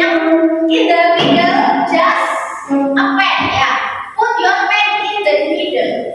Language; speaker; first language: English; non-native, learner; Indonesian